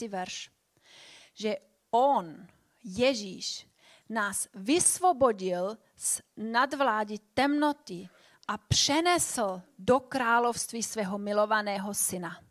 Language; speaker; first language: Czech; non-native, fluent; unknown